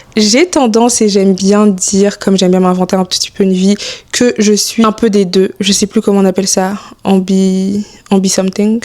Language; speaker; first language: French; early bilingual, other home language; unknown